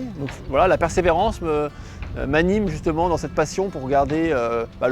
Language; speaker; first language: French; native; French